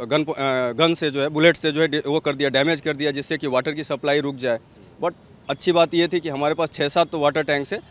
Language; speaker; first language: Hindi; native; Hindi